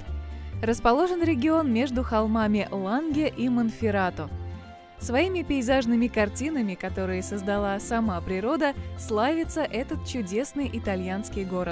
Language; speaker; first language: Russian; native; Russian